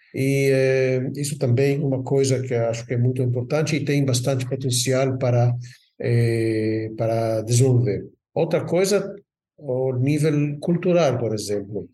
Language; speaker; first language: Portuguese; non-native, fluent; Hebrew